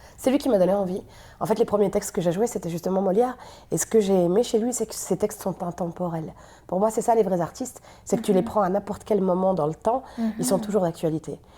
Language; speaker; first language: French; native; French